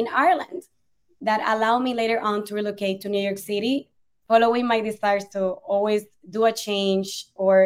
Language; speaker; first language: English; non-native, fluent; Spanish